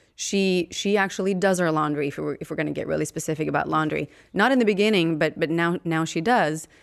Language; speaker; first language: English; non-native, fluent; Swedish